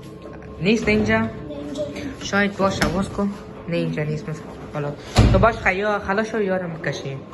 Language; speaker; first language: Persian; native; Persian